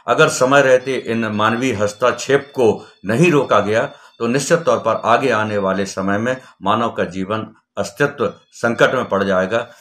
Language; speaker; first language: Hindi; native; Hindi